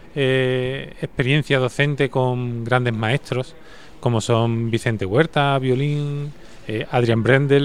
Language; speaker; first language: Spanish; native; Spanish